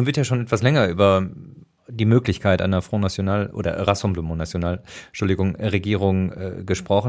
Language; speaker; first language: German; native; German